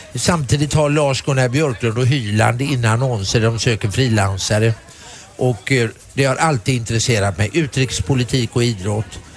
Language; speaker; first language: Swedish; native; Swedish